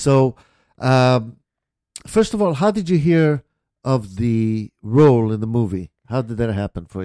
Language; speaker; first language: English; native; English